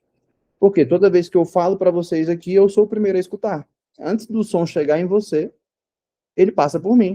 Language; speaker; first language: Portuguese; native; Portuguese